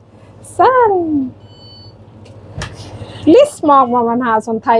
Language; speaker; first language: Norwegian; non-native, learner; Thai